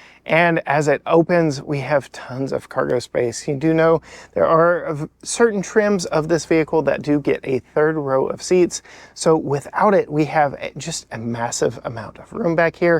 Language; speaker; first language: English; native; English